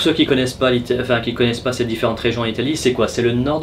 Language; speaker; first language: French; native; French